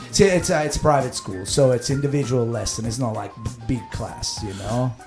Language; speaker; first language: English; non-native, fluent; Italian